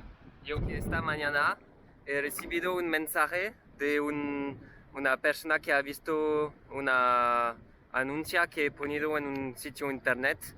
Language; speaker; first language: Spanish; non-native, learner; French